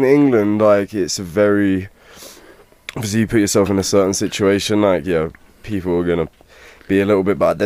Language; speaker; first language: English; native; English